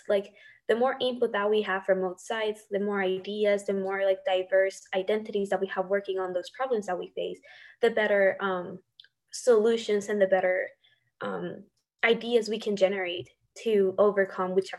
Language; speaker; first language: English; non-native, fluent; Spanish